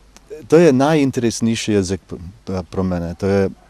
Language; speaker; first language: Ukrainian; non-native, fluent; English